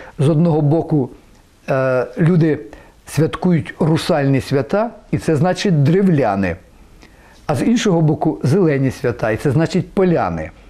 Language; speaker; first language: Ukrainian; native; Ukrainian